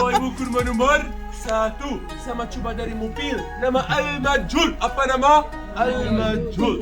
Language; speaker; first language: Indonesian; non-native, learner; Arabic